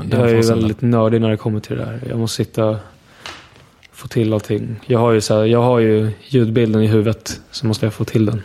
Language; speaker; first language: Swedish; early bilingual, other home language; Kurdish